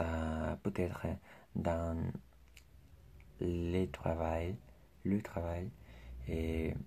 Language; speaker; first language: French; non-native, learner; Spanish